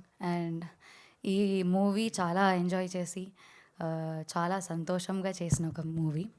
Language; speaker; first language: Telugu; non-native, learner; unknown